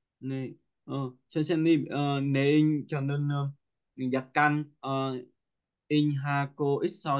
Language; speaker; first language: Korean; non-native, learner; Vietnamese